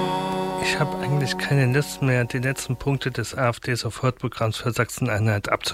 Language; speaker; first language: German; native; German